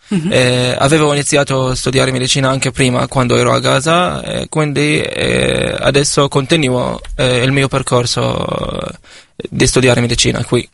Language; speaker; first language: Italian; non-native, fluent; Arabic